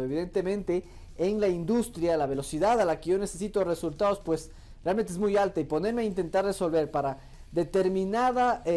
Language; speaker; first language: Spanish; native; Spanish